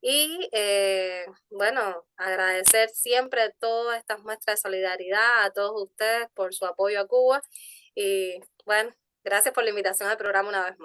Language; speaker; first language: Spanish; native; Spanish